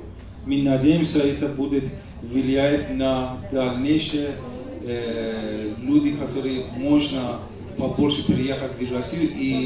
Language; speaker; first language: Russian; non-native, learner; Persian